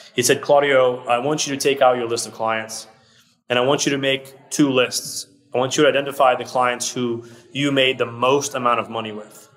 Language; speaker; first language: English; early bilingual, other home language; Portuguese